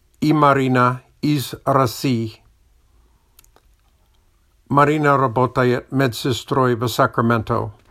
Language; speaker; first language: Russian; non-native, learner; English